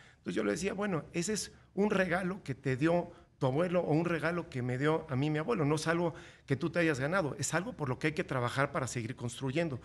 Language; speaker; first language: Spanish; native; Spanish